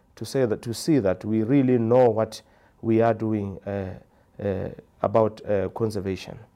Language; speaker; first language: English; non-native, local second language; Tswana